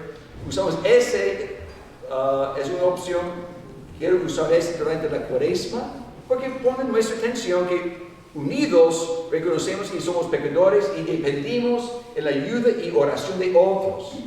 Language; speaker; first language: Spanish; non-native, fluent; English